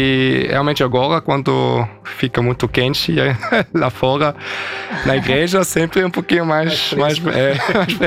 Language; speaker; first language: Portuguese; early bilingual, heritage; German